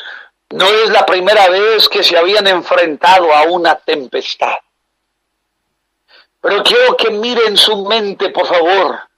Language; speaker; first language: Spanish; native; Spanish